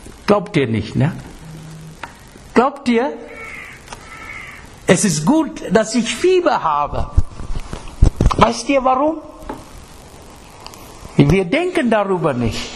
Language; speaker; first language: German; non-native, fluent; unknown